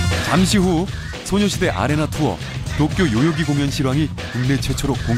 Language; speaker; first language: Korean; native; Korean